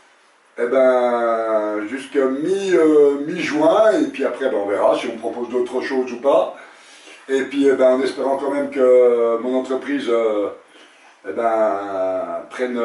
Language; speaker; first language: French; native; French